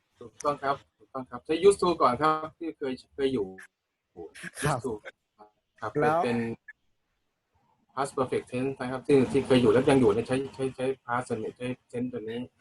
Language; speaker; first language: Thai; native; Thai